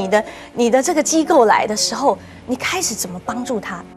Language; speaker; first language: Chinese; native; Chinese